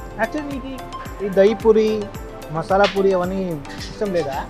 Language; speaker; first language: Telugu; non-native, learner; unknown